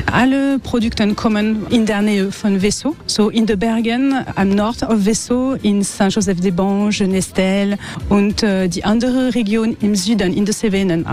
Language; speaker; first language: German; non-native, learner; French